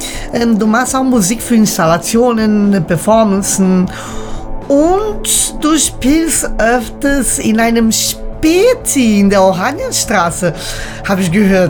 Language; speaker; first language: German; native; German